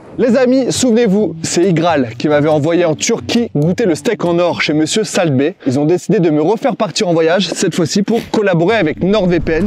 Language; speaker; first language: French; native; French